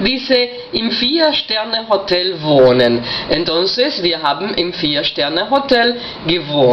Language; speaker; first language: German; non-native, fluent; Spanish